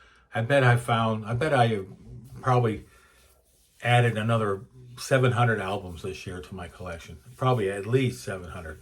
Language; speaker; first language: English; native; English